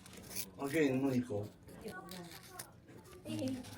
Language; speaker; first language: English; non-native, learner; Japanese